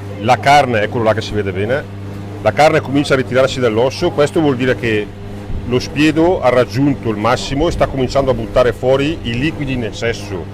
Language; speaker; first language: Italian; native; Italian